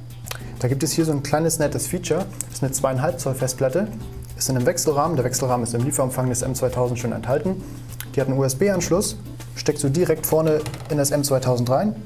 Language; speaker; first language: German; native; German